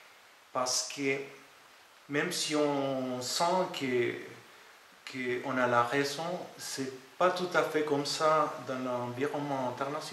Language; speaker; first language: French; non-native, fluent; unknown